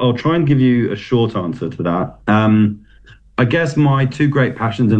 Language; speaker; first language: English; native; English